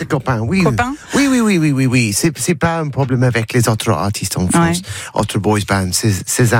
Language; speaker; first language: French; non-native, learner; English